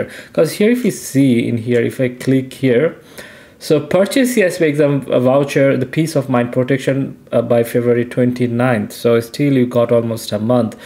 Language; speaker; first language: English; non-native, local second language; Bangla